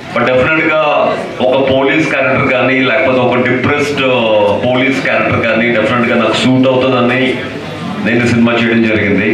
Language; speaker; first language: Telugu; native; Telugu